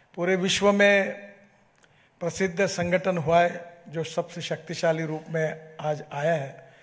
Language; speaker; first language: Hindi; non-native, local second language; Marathi